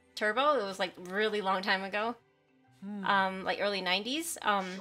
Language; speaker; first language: English; native; English